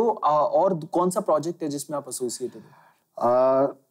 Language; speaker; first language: Hindi; native; Hindi